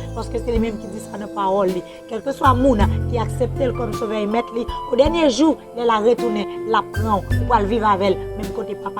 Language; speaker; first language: French; non-native, learner; Haitian Creole